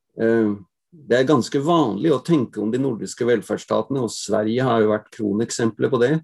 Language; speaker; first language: Norwegian; native; Norwegian